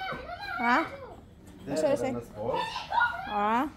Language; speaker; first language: Swedish; non-native, learner; Filipino